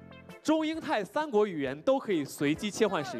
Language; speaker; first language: Chinese; native; Chinese